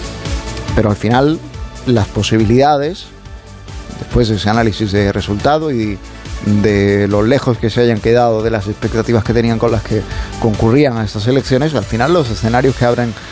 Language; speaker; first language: Spanish; native; Spanish